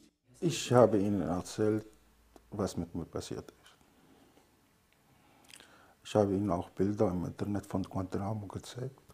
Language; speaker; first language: German; non-native, fluent; Arabic